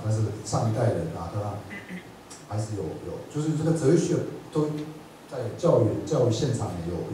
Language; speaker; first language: Chinese; non-native, fluent; German